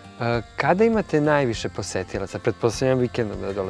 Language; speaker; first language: Bosnian; native; Bosnian